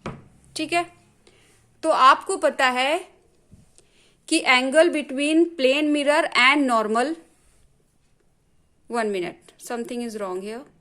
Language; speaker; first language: Hindi; native; Hindi